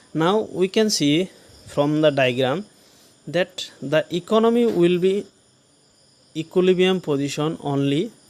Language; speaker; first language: English; non-native, local second language; Assamese